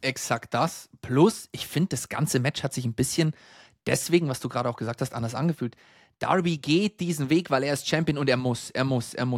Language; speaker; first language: German; native; German